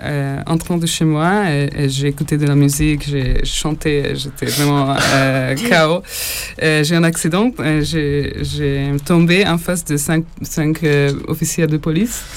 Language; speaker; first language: French; non-native, learner; Hungarian